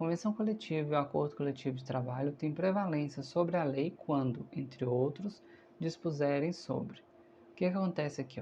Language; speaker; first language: Portuguese; native; Portuguese